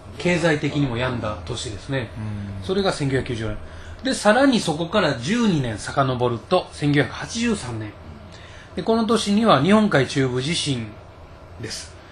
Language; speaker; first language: Japanese; native; Japanese